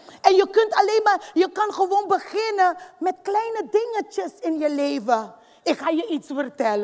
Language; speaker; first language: Dutch; non-native, fluent; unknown